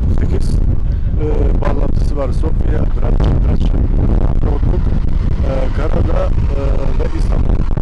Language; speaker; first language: Turkish; non-native, learner; Macedonian